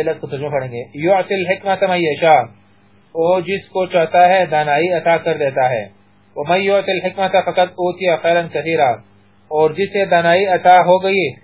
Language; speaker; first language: Urdu; non-native, local second language; Pashto